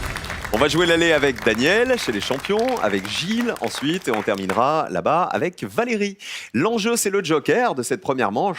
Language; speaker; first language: French; native; French